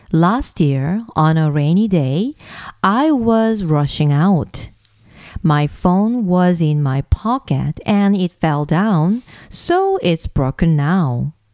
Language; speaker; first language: English; non-native, fluent; Korean